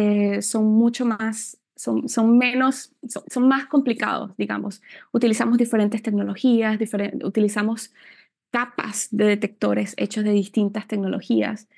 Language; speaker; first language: Spanish; native; Spanish